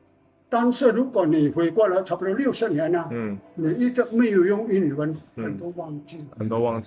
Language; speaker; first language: Chinese; early bilingual, heritage; Chinese